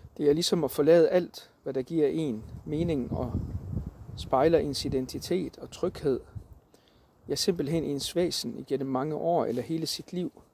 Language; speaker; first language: Danish; early bilingual, other home language; Arabic